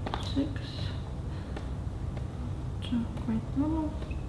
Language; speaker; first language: English; non-native, learner; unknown